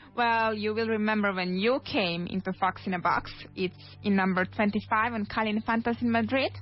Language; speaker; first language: English; non-native, fluent; Serbian